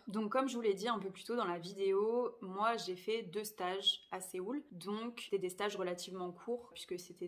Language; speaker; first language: French; native; French